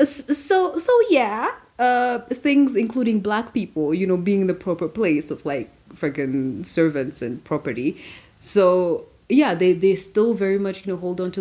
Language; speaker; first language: English; non-native, local second language; Kinyarwanda